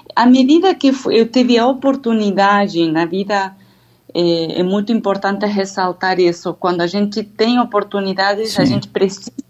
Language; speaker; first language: Portuguese; non-native, fluent; Spanish